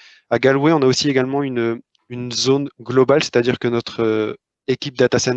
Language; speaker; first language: French; native; French